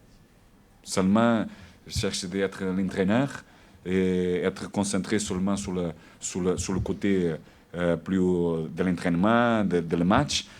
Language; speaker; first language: French; non-native, learner; Portuguese